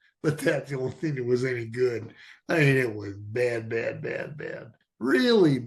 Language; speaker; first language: English; native; English